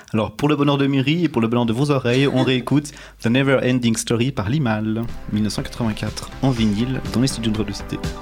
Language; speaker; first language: French; native; French